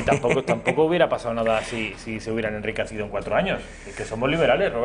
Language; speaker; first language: Spanish; native; Spanish